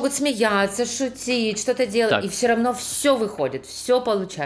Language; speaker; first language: Polish; non-native, learner; Russian